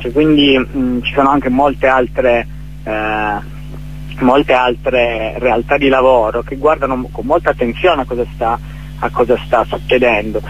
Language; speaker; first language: Italian; native; Italian